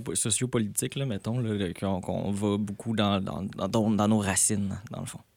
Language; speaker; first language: French; native; French